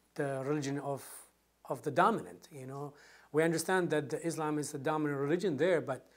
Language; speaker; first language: English; non-native, fluent; Kurdish